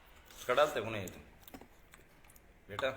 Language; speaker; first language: Hindi; non-native, learner; Pashto